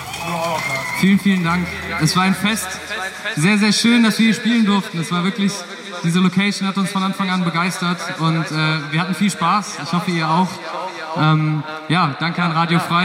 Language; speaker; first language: German; native; German